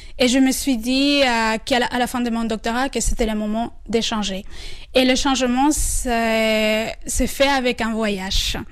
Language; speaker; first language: French; non-native, fluent; Spanish